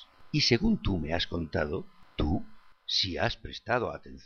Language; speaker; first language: Spanish; native; Spanish